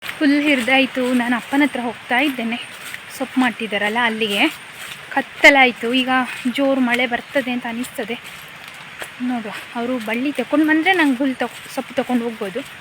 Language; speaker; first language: Kannada; native; Kannada